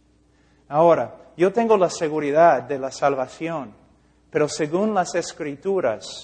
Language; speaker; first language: Spanish; non-native, fluent; English